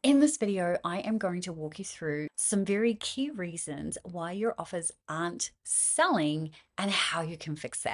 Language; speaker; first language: English; native; English